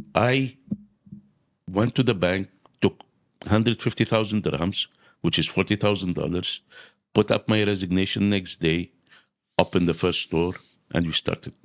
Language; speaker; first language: English; non-native, local second language; Arabic